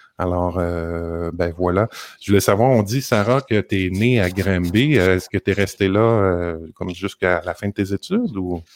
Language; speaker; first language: French; native; French